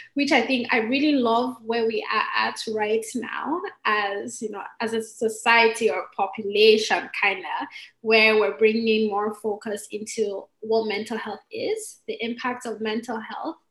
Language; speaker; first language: English; non-native, local second language; Igbo